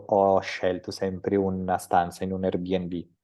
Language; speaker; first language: Italian; non-native, fluent; Portuguese